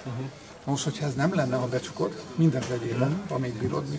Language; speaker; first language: Hungarian; native; Hungarian